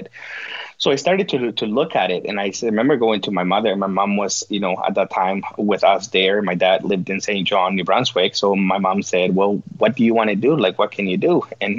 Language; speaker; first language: English; non-native, fluent; Spanish